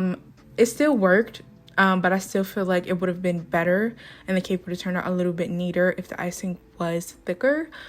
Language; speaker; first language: English; native; English